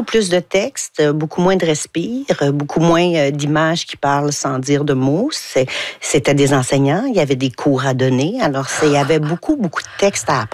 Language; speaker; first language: French; native; French